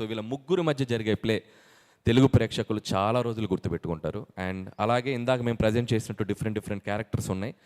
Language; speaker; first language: Telugu; native; Telugu